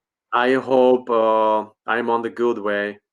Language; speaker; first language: English; non-native, learner; Slovak